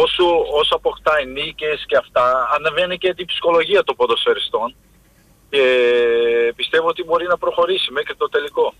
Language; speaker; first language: Greek; non-native, fluent; Portuguese